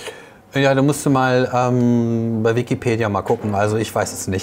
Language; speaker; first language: German; native; German